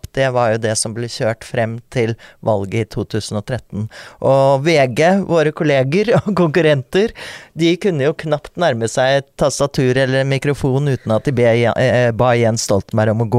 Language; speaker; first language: Norwegian; native; Norwegian